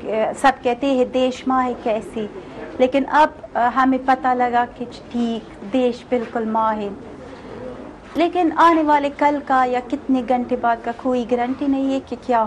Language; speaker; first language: Hindi; non-native, fluent; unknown